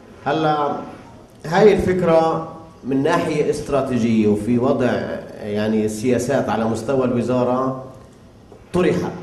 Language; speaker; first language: Arabic; native; Arabic